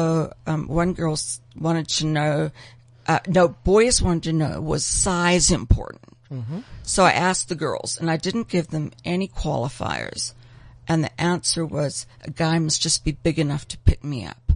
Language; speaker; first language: English; native; English